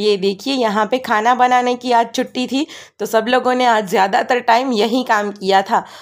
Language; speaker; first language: Hindi; non-native, local second language; Gujarati